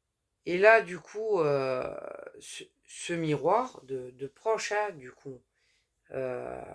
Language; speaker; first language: French; native; French